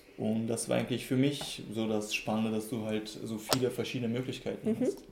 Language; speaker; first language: German; early bilingual, other home language; Russian